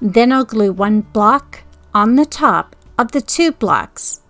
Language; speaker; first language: English; native; English